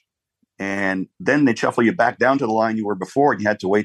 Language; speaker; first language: English; native; English